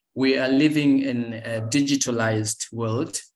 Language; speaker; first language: English; non-native, local second language; Swahili